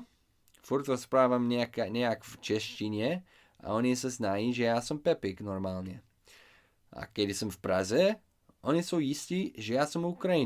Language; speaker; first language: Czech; non-native, learner; English